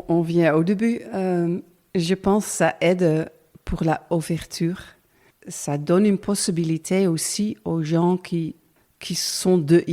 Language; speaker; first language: French; non-native, learner; Dutch